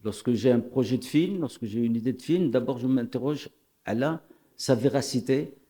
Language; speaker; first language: French; non-native, local second language; Arabic